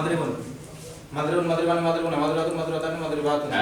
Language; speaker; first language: Arabic; non-native, learner; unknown